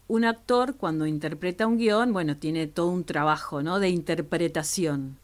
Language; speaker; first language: Spanish; native; Spanish